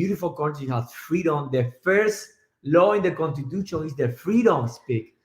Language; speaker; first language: English; non-native, learner; Spanish